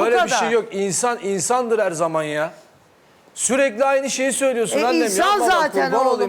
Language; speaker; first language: Turkish; native; Turkish